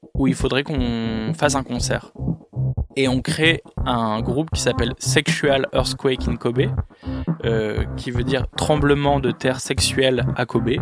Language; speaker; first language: French; native; French